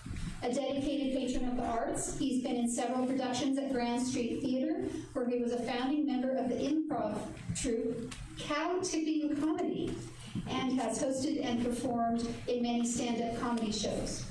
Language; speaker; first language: English; native; English